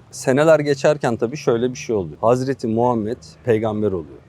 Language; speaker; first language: Turkish; native; Turkish